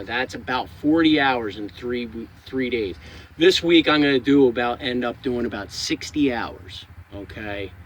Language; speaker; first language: English; native; English